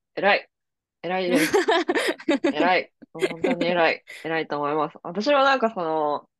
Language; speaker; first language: Japanese; native; Japanese